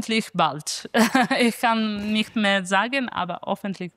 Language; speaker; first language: German; non-native, fluent; Italian